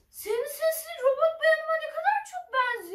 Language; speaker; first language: Turkish; native; Turkish